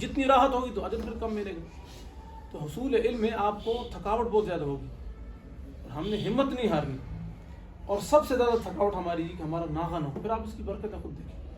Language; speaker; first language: Urdu; non-native, local second language; Pashto